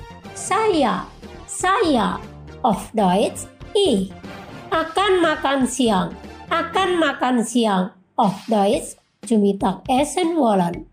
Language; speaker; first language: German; non-native, fluent; Indonesian